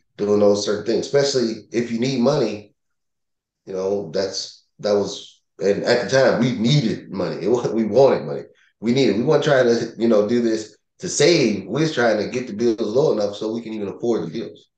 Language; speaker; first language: English; native; English